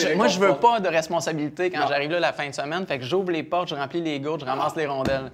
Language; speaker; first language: French; native; French